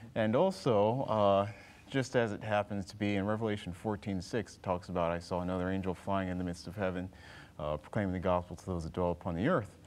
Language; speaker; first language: English; native; English